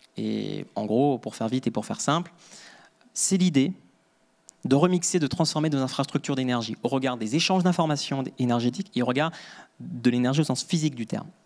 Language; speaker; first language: French; native; French